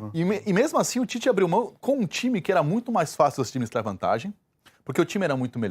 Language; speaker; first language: Portuguese; native; Portuguese